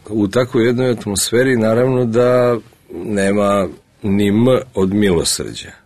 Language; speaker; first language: Serbian; early bilingual, other home language; Russian